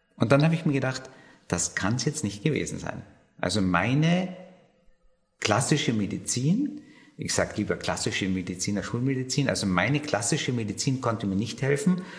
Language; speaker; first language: German; native; German